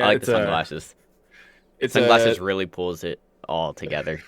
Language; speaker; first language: English; native; English